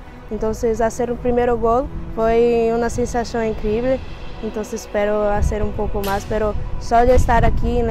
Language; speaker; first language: Spanish; non-native, fluent; Portuguese